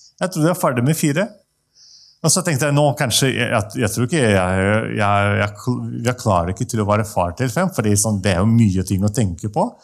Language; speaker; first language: Norwegian; non-native, fluent; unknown